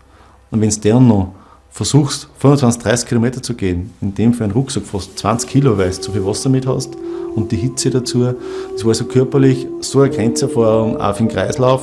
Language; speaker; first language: German; native; German